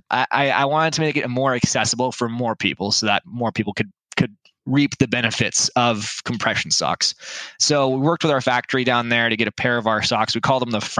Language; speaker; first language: English; native; English